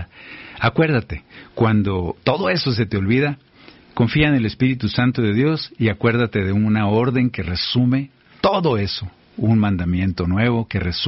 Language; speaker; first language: Spanish; native; Spanish